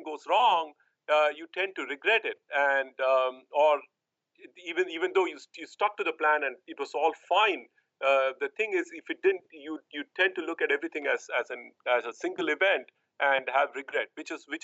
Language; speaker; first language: English; non-native, local second language; Tamil